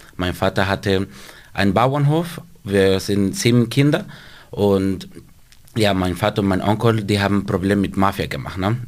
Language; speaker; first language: German; non-native, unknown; Spanish